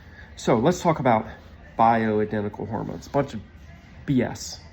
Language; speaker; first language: English; native; English